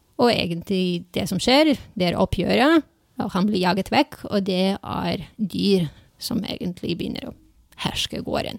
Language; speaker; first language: Norwegian; non-native, fluent; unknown